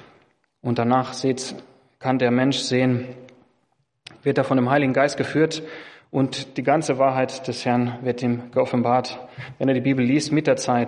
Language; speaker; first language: German; non-native, fluent; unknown